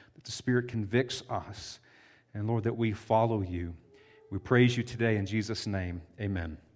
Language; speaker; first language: English; native; English